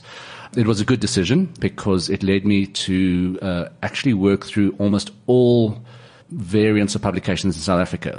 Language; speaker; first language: English; native; English